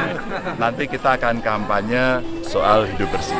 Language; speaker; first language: Indonesian; non-native, local second language; Javanese